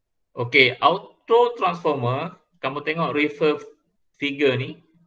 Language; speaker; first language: English; non-native, local second language; Malay